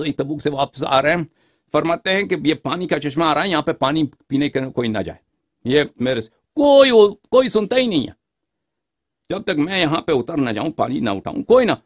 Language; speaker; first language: Urdu; non-native, fluent; Persian